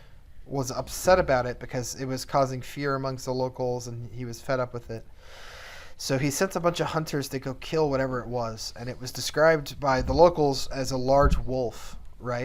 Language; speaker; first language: English; native; English